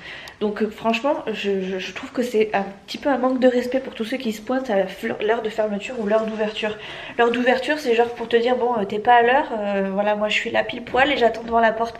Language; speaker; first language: French; native; French